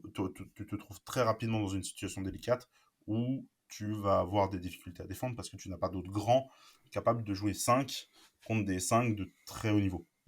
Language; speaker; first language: French; native; French